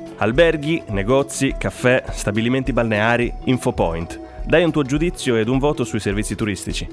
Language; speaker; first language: Italian; native; Italian